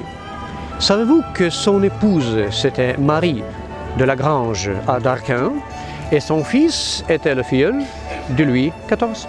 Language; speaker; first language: French; non-native, fluent; Ukrainian